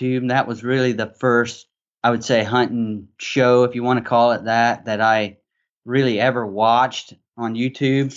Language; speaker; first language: English; native; English